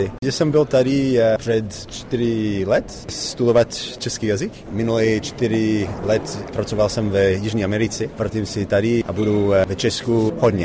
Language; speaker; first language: Czech; non-native, learner; English